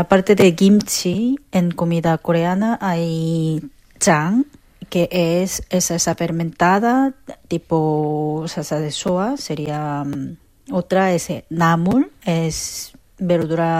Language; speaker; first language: Spanish; non-native, fluent; Korean